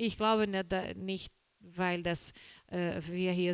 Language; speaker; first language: German; non-native, learner; Portuguese